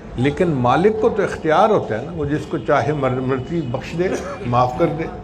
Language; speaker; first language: Urdu; non-native, local second language; Punjabi